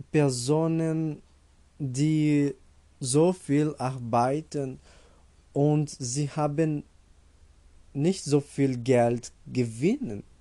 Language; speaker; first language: German; non-native, learner; Portuguese